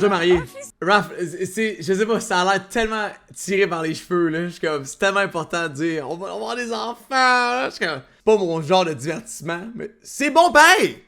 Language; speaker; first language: French; native; French